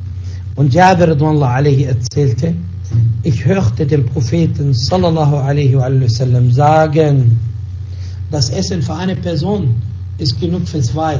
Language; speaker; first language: German; non-native, fluent; Arabic